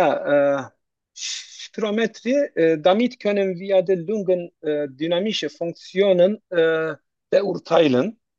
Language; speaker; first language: German; non-native, learner; Turkish